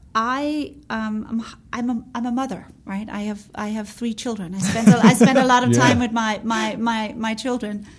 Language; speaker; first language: English; non-native, fluent; Danish